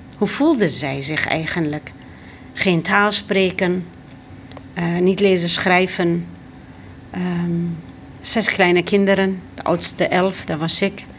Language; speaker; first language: Dutch; early bilingual, other home language; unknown